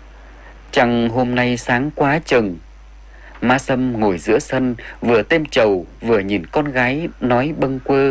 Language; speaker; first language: Vietnamese; native; Vietnamese